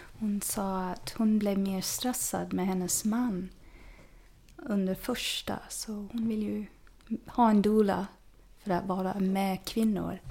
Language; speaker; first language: Swedish; non-native, fluent; English